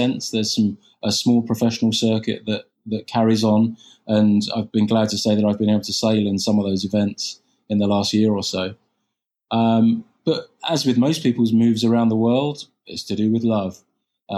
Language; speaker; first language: English; native; English